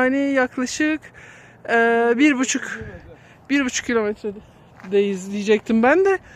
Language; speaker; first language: Turkish; native; Turkish